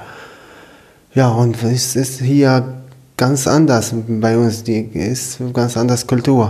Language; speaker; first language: German; non-native, learner; Arabic